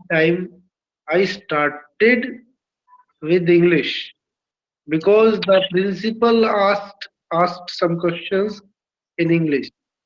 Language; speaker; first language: English; non-native, learner; Hindi